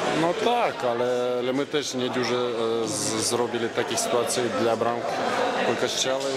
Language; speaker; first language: Polish; non-native, learner; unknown